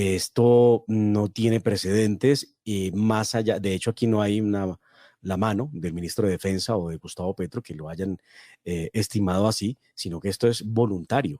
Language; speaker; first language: Spanish; native; Spanish